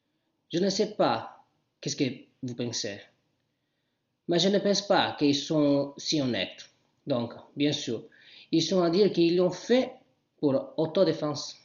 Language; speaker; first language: French; non-native, learner; Italian